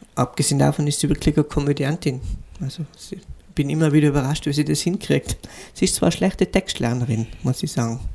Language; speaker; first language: German; native; German